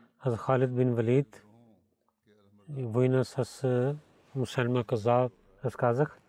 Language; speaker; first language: Bulgarian; non-native, learner; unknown